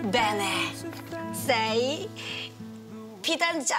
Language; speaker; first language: Italian; non-native, learner; Korean